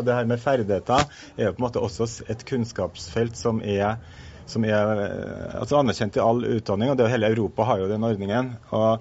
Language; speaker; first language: Norwegian; native; Norwegian